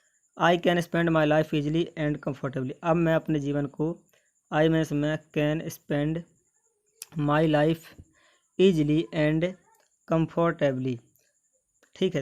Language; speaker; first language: Hindi; native; Hindi